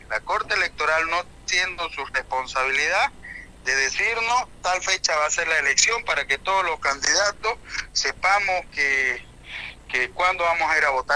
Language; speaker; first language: Spanish; native; Spanish